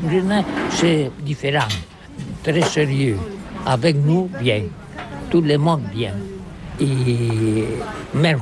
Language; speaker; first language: French; non-native, learner; Catalan